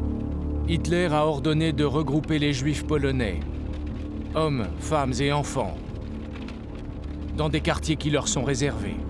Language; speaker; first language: French; native; French